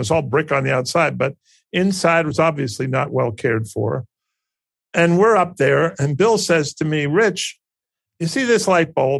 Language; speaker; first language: English; native; English